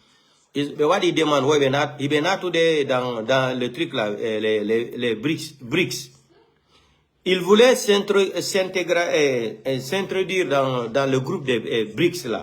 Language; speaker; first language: French; non-native, local second language; Fula